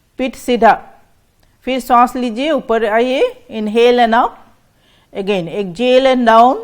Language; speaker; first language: Hindi; non-native, local second language; Assamese